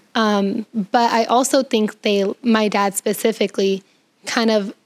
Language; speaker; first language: English; early bilingual, other home language; Spanish